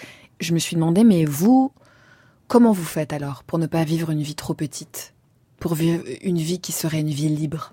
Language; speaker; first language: French; native; French